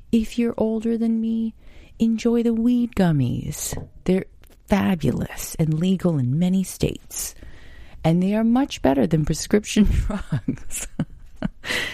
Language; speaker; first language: English; native; English